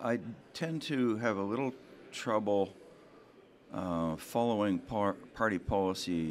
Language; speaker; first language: English; native; English